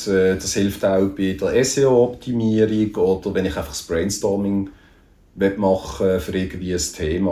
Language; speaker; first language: German; native; German